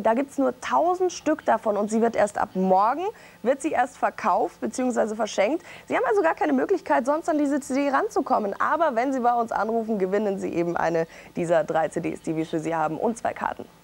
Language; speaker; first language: German; native; German